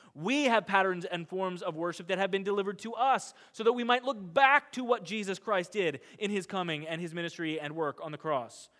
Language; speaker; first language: English; native; English